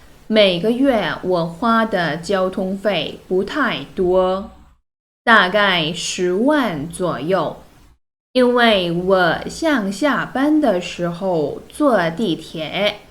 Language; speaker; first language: Chinese; non-native, fluent; Korean